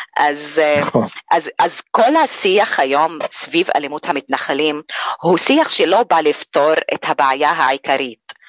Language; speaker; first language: Hebrew; non-native, local second language; Arabic